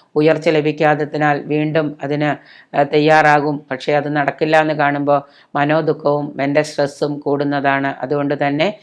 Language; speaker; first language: Malayalam; native; Malayalam